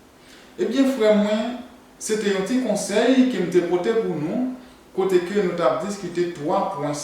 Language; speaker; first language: French; non-native, learner; Haitian Creole